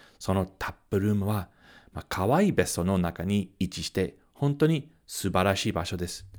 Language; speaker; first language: Japanese; non-native, fluent; English